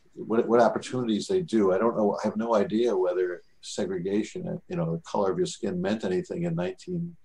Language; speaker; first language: English; native; English